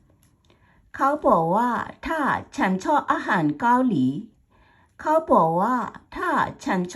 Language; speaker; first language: Thai; non-native, fluent; Burmese